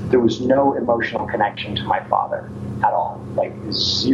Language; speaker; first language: English; native; English